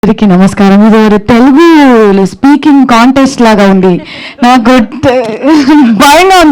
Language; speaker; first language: Telugu; non-native, learner; Kannada